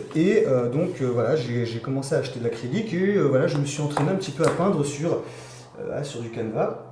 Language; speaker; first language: French; native; French